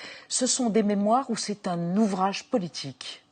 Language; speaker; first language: French; native; French